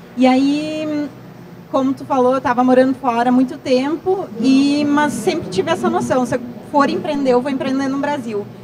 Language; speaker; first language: Portuguese; native; Portuguese